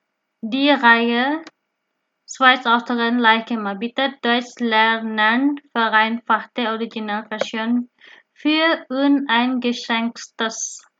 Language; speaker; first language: German; non-native, learner; Indonesian